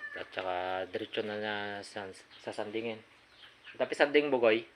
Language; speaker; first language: Filipino; non-native, local second language; Iloko